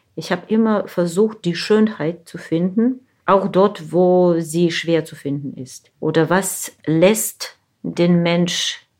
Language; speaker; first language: German; non-native, fluent; Ukrainian